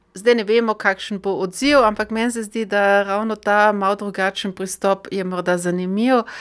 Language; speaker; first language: Slovenian; non-native, fluent; German